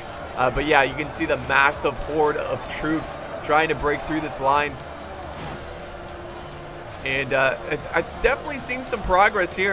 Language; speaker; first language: English; native; English